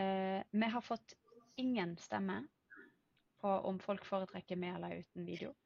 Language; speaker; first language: Norwegian; native; Norwegian